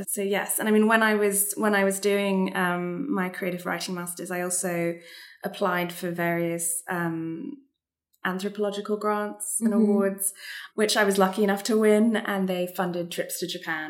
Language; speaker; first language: English; native; English